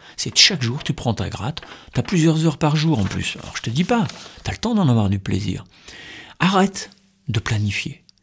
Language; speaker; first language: French; native; French